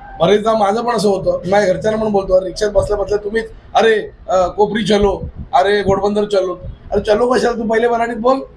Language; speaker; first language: Marathi; native; Marathi